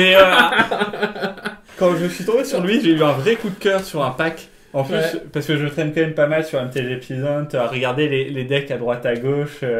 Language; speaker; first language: French; native; French